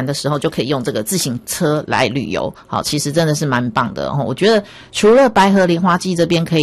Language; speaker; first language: Chinese; native; Chinese